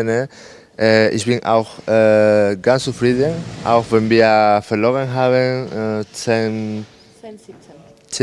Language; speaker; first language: German; non-native, fluent; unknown